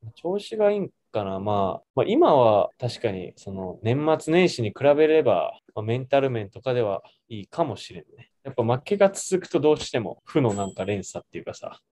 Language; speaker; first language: Japanese; native; Japanese